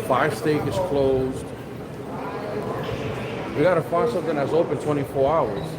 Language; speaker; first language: English; native; English